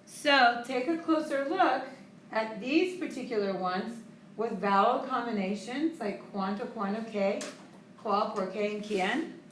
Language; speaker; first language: Spanish; non-native, fluent; English